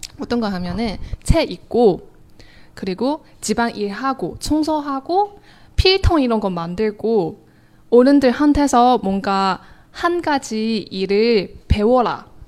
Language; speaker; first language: Korean; non-native, fluent; Chinese